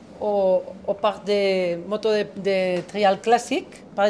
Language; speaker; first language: French; non-native, fluent; Spanish